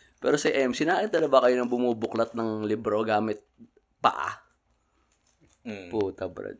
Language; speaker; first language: Filipino; native; Filipino